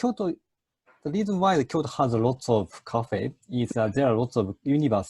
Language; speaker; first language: English; non-native, fluent; Japanese